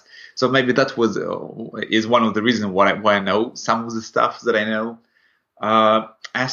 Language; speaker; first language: English; non-native, fluent; Russian